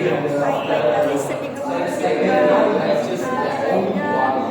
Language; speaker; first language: English; non-native, learner; Indonesian